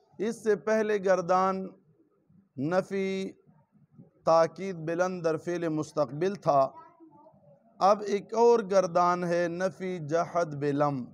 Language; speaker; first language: Urdu; non-native, local second language; Pashto